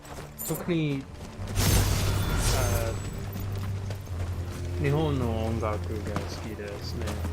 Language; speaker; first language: Japanese; non-native, learner; English